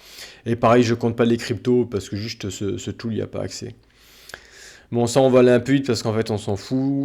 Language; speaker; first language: French; native; French